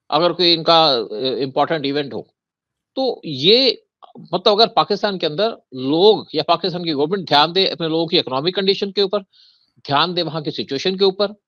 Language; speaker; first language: Hindi; native; Hindi